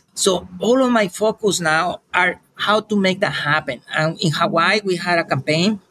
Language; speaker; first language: English; non-native, fluent; Spanish